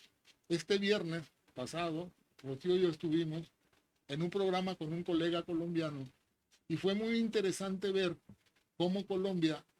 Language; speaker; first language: Spanish; native; Spanish